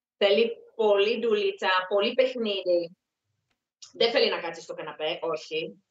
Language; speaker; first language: Greek; non-native, fluent; Czech